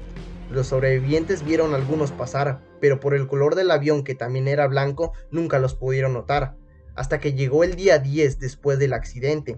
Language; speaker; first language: Spanish; native; Spanish